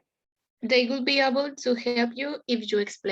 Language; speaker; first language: English; non-native, learner; Spanish